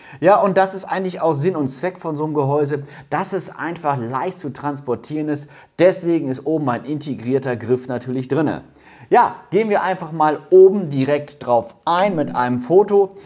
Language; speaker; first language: German; native; German